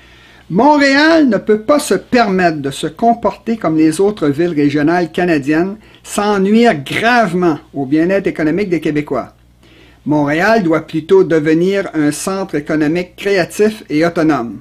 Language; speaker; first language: French; native; French